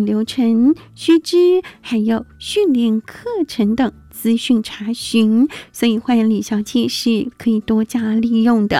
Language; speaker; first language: Chinese; native; Chinese